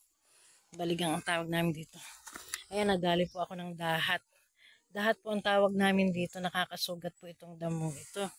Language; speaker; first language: Filipino; native; Filipino